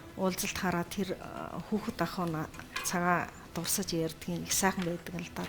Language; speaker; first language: Mongolian; early bilingual, heritage; Mongolian